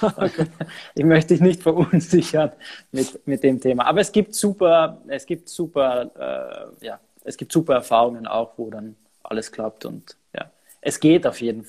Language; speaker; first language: German; native; German